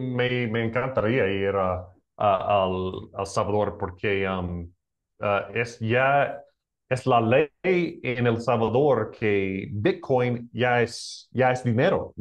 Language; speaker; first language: Spanish; non-native, learner; English